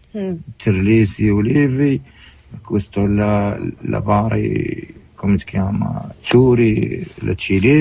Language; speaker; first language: Italian; non-native, learner; Arabic